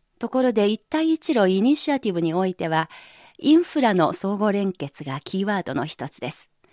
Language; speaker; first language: Japanese; non-native, fluent; Chinese